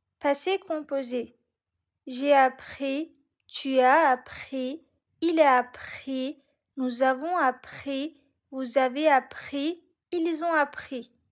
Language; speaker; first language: French; non-native, learner; Turkish